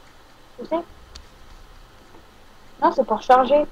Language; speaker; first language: French; native; French